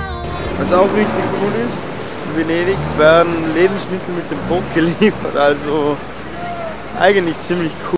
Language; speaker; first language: German; native; German